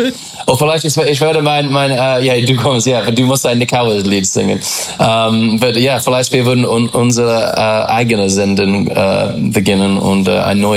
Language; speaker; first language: German; non-native, learner; English